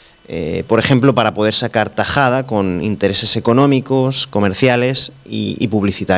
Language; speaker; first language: Spanish; native; Spanish